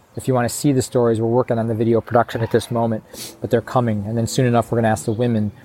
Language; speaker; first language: English; native; English